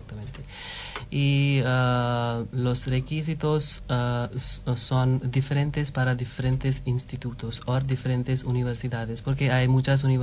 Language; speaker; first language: Spanish; non-native, fluent; Hindi